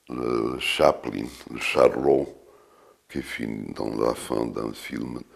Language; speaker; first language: French; non-native, fluent; Portuguese